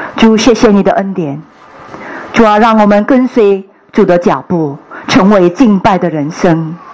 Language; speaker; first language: Chinese; non-native, fluent; Korean